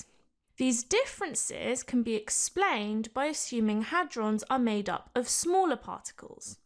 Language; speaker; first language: English; native; English